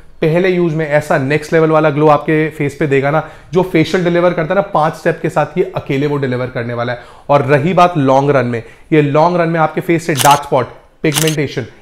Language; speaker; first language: Hindi; native; Hindi